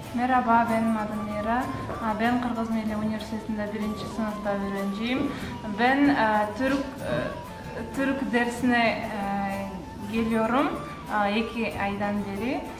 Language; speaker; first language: Turkish; non-native, learner; Kyrgyz